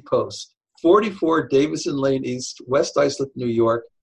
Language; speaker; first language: English; native; English